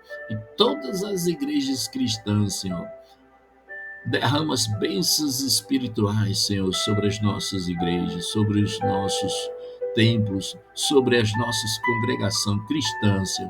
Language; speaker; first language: Portuguese; native; Portuguese